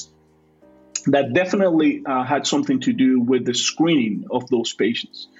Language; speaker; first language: English; non-native, fluent; Spanish